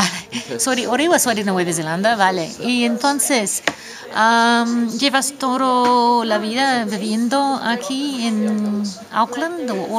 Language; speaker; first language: Spanish; non-native, fluent; English